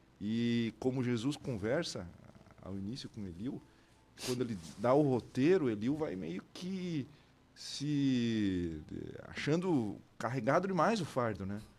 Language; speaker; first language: Portuguese; native; Portuguese